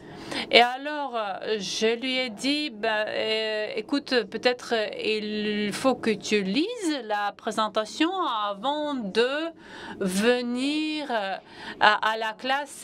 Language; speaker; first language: French; non-native, fluent; Latvian